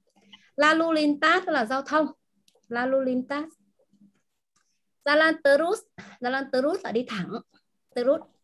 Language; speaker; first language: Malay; non-native, fluent; Vietnamese